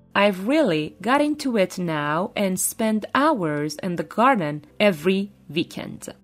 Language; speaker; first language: English; non-native, fluent; Persian